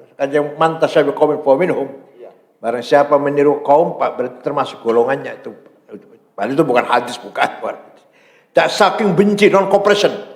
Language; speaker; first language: Malay; non-native, local second language; Javanese